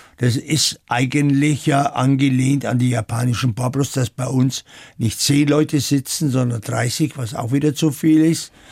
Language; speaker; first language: German; native; German